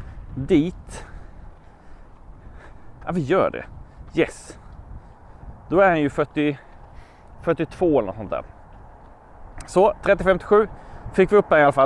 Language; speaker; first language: Swedish; native; Swedish